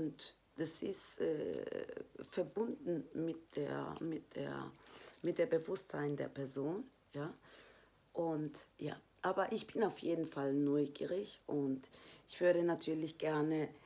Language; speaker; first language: German; non-native, fluent; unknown